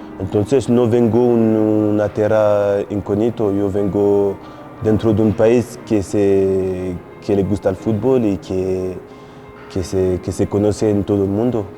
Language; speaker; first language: Spanish; non-native, fluent; French